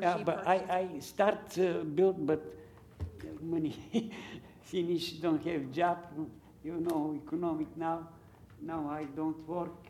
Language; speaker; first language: English; non-native, learner; Bulgarian